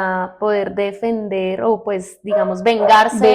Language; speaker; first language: Spanish; native; Spanish